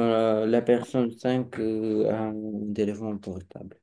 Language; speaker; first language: French; non-native, learner; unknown